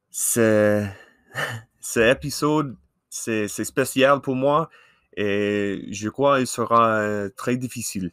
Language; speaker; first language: French; non-native, learner; English